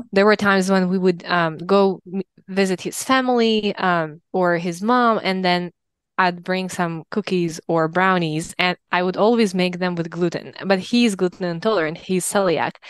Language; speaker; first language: English; non-native, fluent; Russian